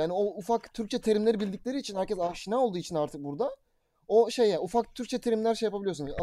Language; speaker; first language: Turkish; native; Turkish